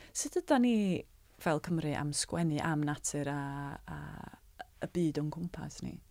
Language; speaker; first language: Welsh; native; Welsh